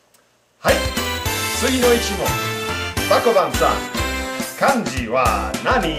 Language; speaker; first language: Japanese; non-native, learner; English